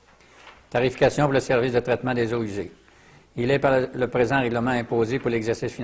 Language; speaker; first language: French; native; French